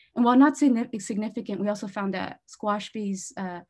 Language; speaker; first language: English; native; English